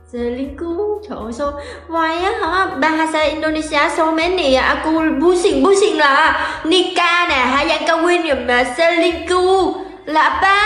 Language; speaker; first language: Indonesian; non-native, learner; Vietnamese